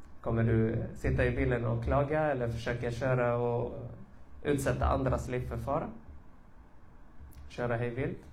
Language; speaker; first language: Swedish; early bilingual, other home language; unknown